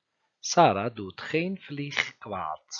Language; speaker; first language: Dutch; non-native, fluent; Turkish